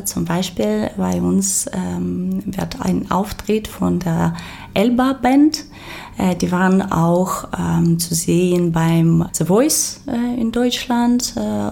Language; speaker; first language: German; non-native, fluent; Ukrainian